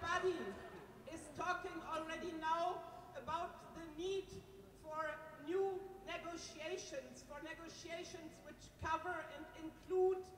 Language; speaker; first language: English; non-native, fluent; German